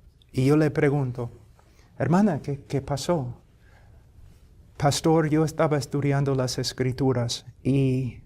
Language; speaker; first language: Spanish; non-native, fluent; English